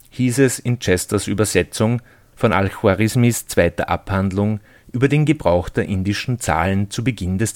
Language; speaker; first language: German; native; German